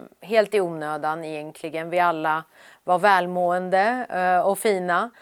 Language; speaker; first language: Swedish; early bilingual, other home language; Persian